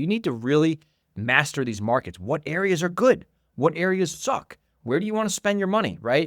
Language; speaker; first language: English; native; English